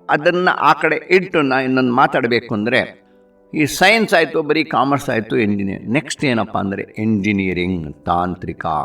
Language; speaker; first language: Kannada; non-native, local second language; Tamil